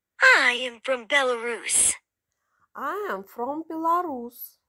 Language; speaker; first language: English; non-native, fluent; Russian